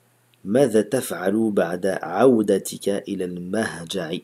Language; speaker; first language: Arabic; non-native, fluent; French